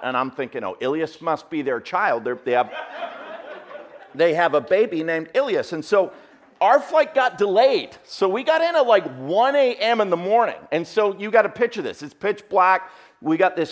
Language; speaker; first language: English; native; English